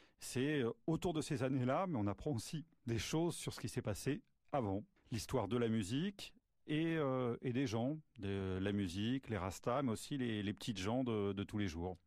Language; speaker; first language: French; native; French